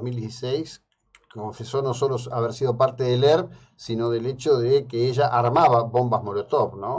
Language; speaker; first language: Spanish; native; Spanish